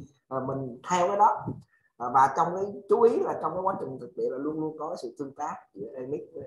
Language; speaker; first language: Vietnamese; native; Vietnamese